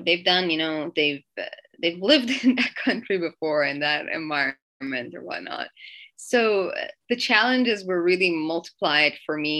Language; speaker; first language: English; non-native, fluent; Persian